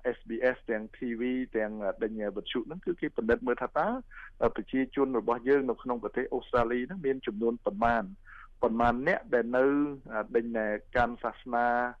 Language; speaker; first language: Khmer; native; Khmer